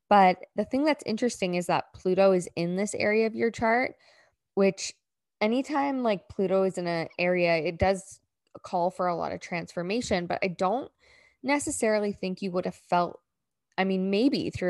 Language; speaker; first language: English; native; English